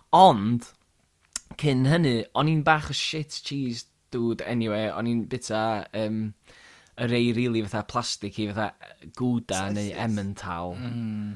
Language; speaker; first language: Welsh; native; Welsh